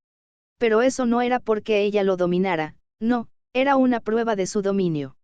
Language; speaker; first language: Spanish; native; Spanish